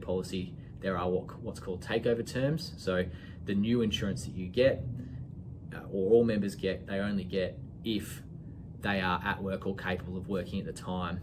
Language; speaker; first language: English; native; English